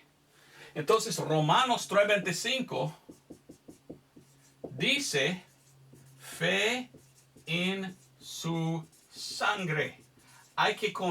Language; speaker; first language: Spanish; non-native, fluent; English